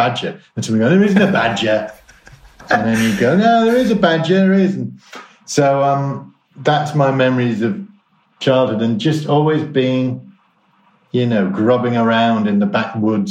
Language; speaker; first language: English; native; English